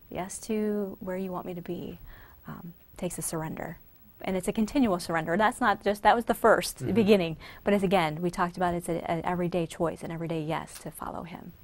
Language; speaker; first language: English; native; English